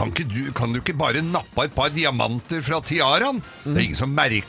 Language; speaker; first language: Norwegian; native; Norwegian